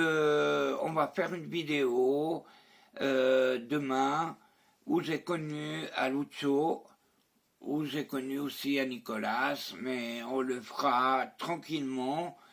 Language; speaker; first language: French; non-native, fluent; Spanish